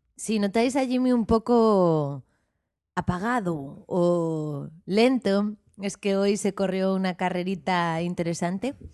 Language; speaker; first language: Spanish; native; Spanish